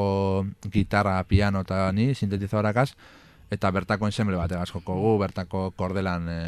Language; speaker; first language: Basque; native; Basque